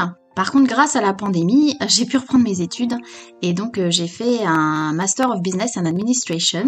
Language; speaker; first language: French; native; French